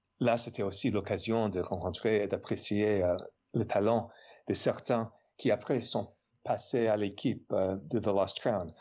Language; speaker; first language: French; non-native, fluent; English